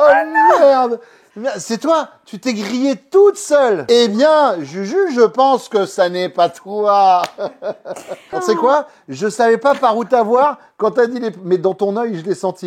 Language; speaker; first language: French; native; French